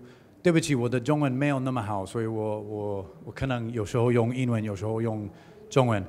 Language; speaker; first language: Chinese; non-native, learner; English